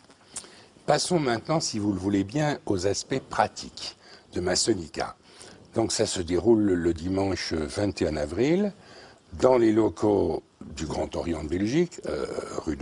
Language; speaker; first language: French; native; French